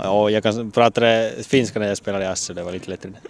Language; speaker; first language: Swedish; non-native, learner; Finnish